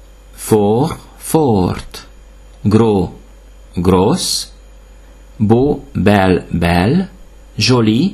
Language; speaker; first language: French; non-native, fluent; Hungarian